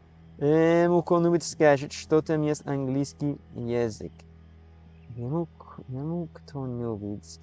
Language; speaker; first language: Russian; non-native, learner; English